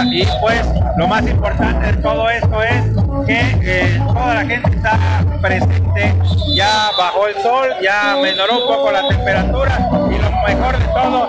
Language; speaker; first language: Spanish; native; Spanish